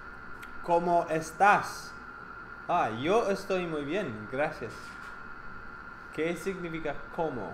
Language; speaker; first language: Spanish; non-native, fluent; English